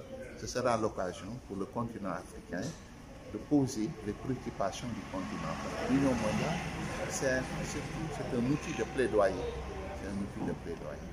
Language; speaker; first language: French; non-native, local second language; Wolof